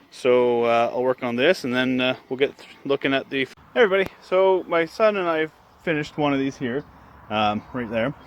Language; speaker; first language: English; native; English